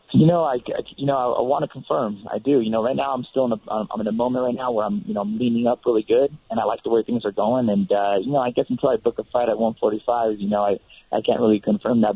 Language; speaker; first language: English; native; English